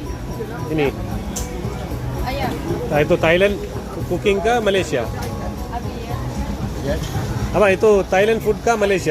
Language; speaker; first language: Indonesian; non-native, learner; Malayalam